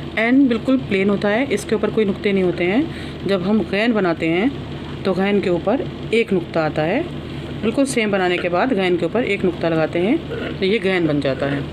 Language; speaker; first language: Hindi; native; Hindi